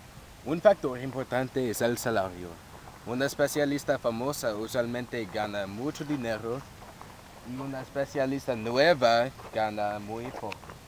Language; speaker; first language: Spanish; non-native, learner; English